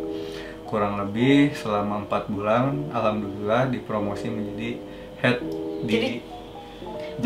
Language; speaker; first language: Indonesian; native; Indonesian